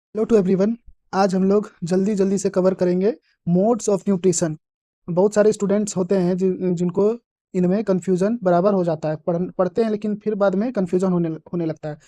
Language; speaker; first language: Hindi; native; Hindi